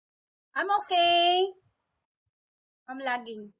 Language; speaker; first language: English; non-native, local second language; Filipino